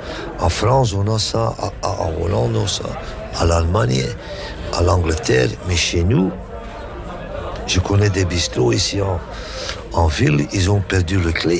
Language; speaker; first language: French; non-native, local second language; Dutch